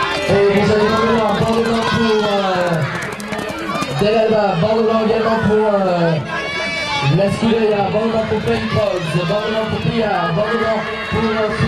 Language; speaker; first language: French; native; French